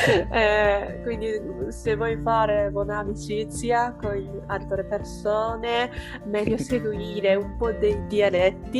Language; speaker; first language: Italian; non-native, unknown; Japanese